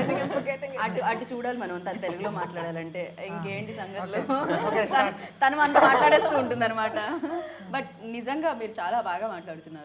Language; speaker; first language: Telugu; native; Telugu